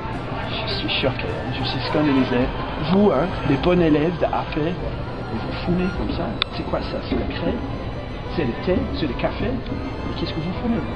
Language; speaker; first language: French; non-native, learner; English